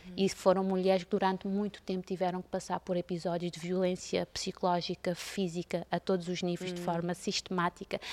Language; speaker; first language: Portuguese; non-native, local second language; Kabuverdianu